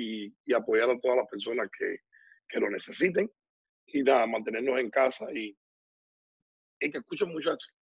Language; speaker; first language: Spanish; native; Spanish